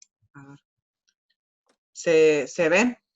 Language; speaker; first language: Spanish; native; Spanish